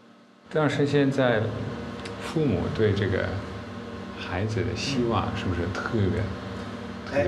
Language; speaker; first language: Chinese; non-native, fluent; Dutch